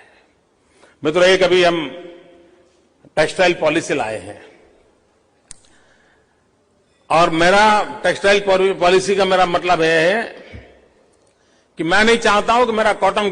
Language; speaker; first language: Hindi; non-native, local second language; Gujarati